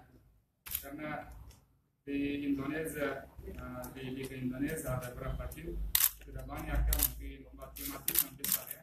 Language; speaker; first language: Indonesian; non-native, fluent; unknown